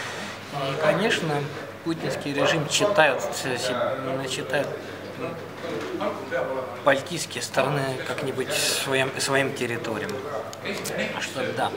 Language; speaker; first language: Russian; non-native, fluent; Estonian